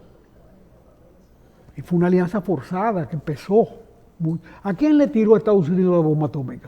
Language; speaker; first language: Spanish; native; Spanish